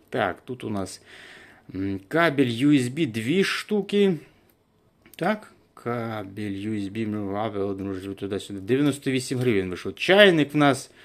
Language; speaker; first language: Ukrainian; non-native, local second language; Russian